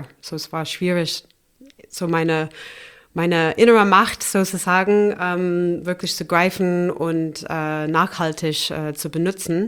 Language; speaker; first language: German; non-native, fluent; English